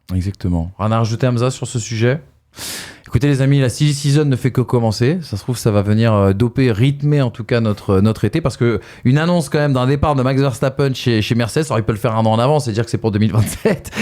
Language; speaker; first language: French; native; French